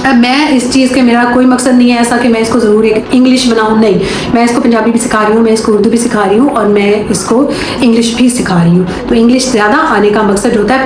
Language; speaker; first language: Urdu; native; Urdu